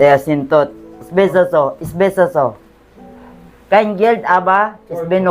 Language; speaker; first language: German; non-native, learner; Filipino